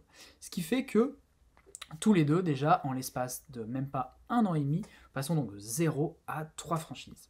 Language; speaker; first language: French; native; French